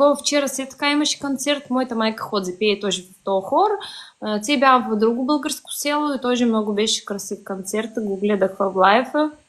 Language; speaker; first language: Bulgarian; early bilingual, heritage; Bulgarian